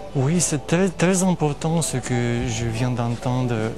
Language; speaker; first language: French; non-native, fluent; Romanian